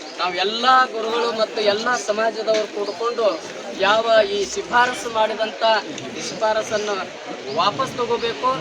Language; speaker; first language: Kannada; non-native, local second language; Lambadi